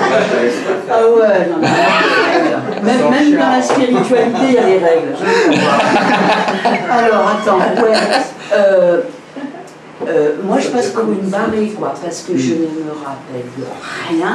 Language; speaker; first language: French; native; French